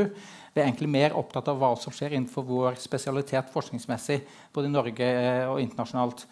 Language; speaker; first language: Norwegian; native; Norwegian